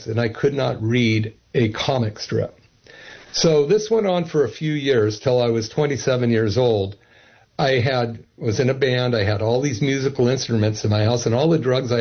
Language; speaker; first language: English; native; English